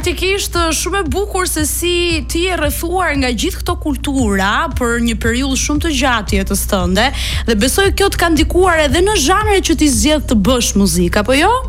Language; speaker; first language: Albanian; native; Albanian